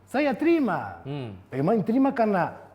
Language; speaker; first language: Indonesian; non-native, fluent; Spanish